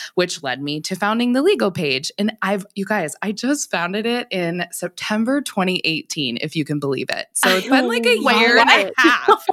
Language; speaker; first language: English; native; English